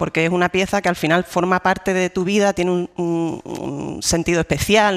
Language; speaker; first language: Spanish; native; Spanish